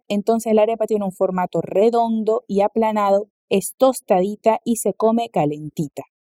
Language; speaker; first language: Spanish; native; Spanish